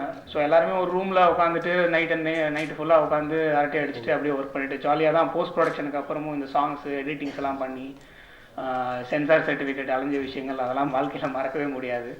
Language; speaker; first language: Tamil; native; Tamil